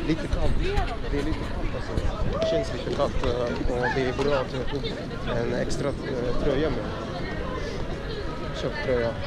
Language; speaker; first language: Swedish; early bilingual, other home language; Russian